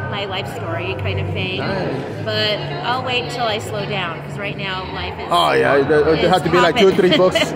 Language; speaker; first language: English; native; English